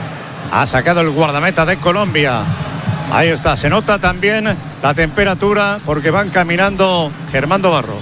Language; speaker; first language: Spanish; native; Spanish